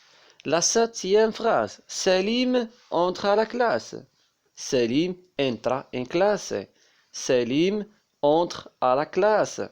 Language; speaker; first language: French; non-native, local second language; Arabic